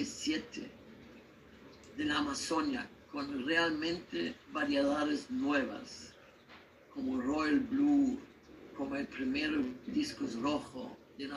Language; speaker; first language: Spanish; non-native, learner; German